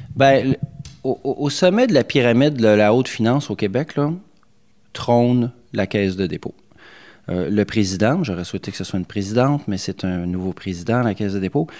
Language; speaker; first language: French; native; French